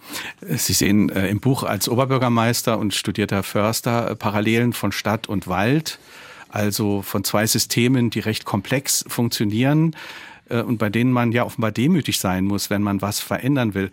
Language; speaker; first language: German; native; German